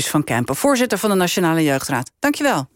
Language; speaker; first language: Dutch; native; Dutch